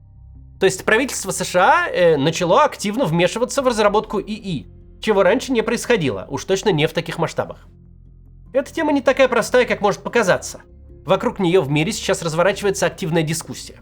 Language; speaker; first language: Russian; native; Russian